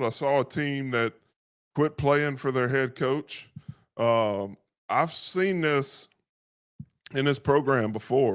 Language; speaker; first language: English; native; English